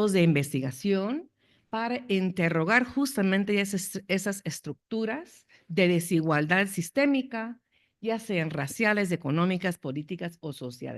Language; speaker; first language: Spanish; non-native, fluent; English